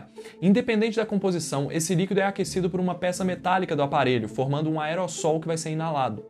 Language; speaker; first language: Portuguese; native; Portuguese